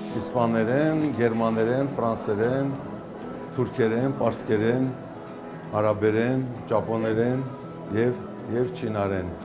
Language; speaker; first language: Armenian; early bilingual, heritage; Armenian